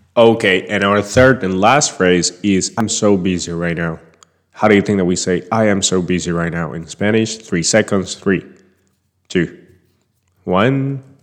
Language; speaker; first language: English; non-native, fluent; Spanish